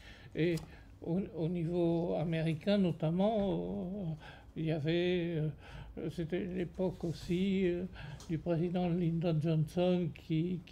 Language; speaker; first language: French; native; French